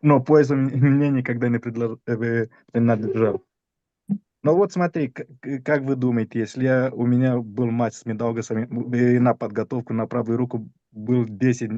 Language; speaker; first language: Russian; non-native, fluent; Romanian